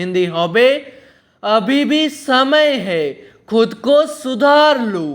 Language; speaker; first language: Hindi; non-native, local second language; Bangla